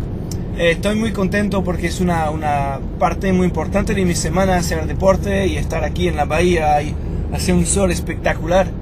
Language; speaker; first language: Spanish; non-native, fluent; French